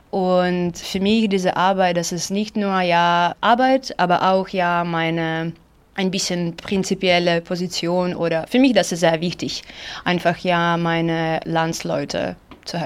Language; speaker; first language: German; non-native, learner; Ukrainian